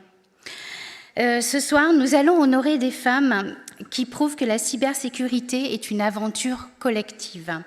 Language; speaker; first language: French; native; French